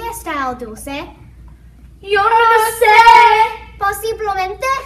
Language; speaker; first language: Spanish; non-native, learner; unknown